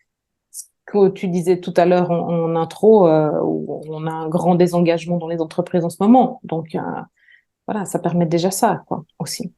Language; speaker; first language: French; native; French